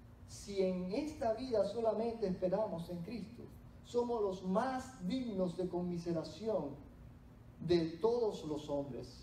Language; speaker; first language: Spanish; native; Spanish